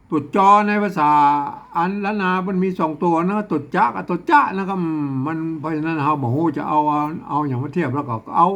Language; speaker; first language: Thai; non-native, local second language; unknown